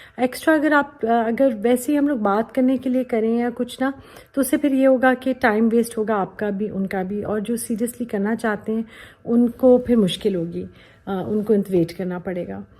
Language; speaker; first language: Urdu; native; Urdu